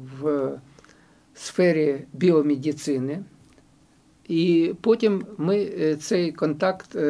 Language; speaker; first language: Ukrainian; non-native, local second language; Russian